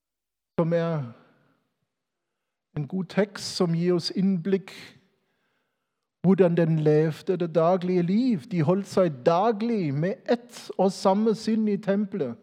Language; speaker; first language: Norwegian; non-native, fluent; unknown